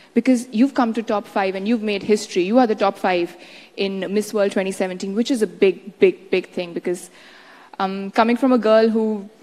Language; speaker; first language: English; non-native, local second language; Hindi